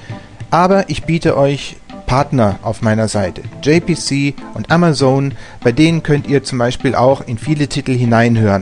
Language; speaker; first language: German; native; German